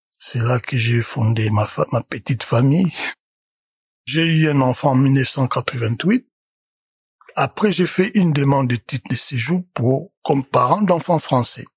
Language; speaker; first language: French; non-native, local second language; Lingala